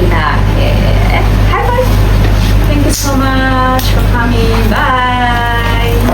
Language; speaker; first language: English; non-native, local second language; Indonesian